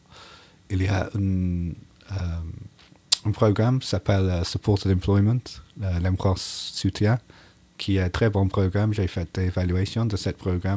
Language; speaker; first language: French; non-native, learner; English